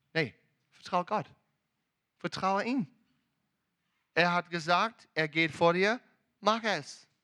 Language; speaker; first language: German; non-native, learner; English